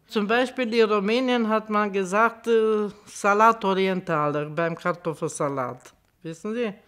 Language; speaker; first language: German; non-native, fluent; Romanian